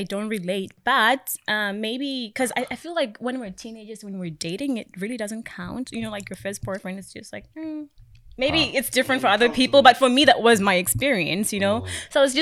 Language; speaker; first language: English; non-native, local second language; Tswana